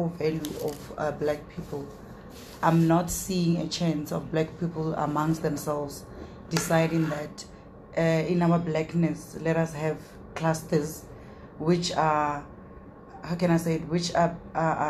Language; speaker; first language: English; non-native, local second language; Tswana